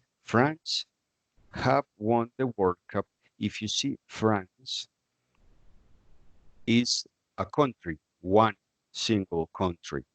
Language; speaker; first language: English; non-native, fluent; Spanish